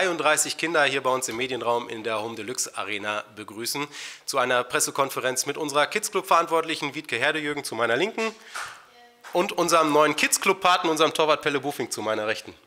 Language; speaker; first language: German; native; German